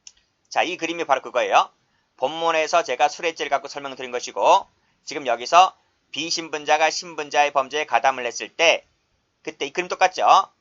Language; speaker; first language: Korean; native; Korean